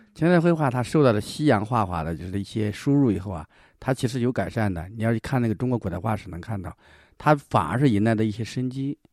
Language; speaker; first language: Chinese; native; Chinese